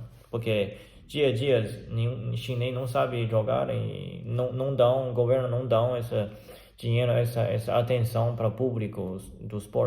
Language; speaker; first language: Portuguese; non-native, learner; Chinese